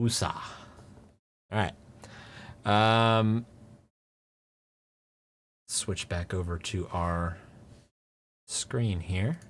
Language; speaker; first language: English; native; English